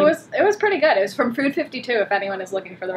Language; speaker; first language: English; native; English